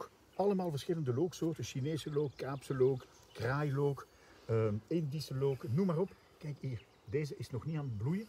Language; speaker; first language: Dutch; native; Dutch